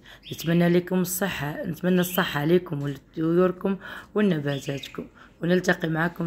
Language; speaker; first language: Arabic; native; Arabic